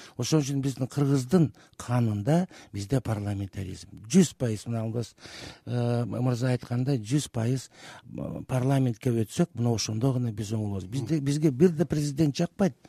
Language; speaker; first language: Kyrgyz; native; Kyrgyz